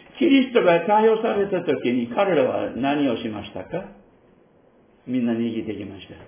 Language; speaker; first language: Japanese; non-native, fluent; English